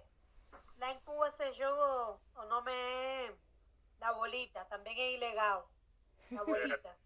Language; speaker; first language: Portuguese; non-native, learner; Spanish